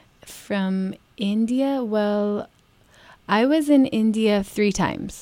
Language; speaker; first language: English; native; English